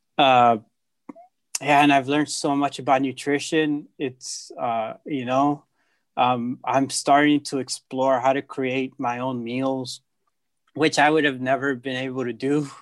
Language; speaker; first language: English; native; English